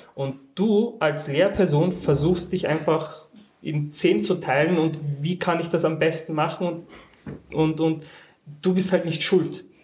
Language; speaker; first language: German; early bilingual, other home language; Turkish